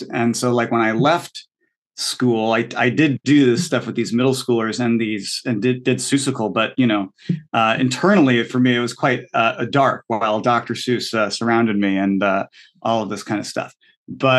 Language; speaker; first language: English; native; English